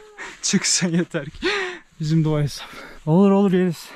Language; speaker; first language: Turkish; native; Turkish